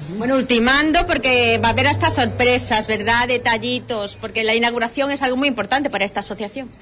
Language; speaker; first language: Spanish; native; Spanish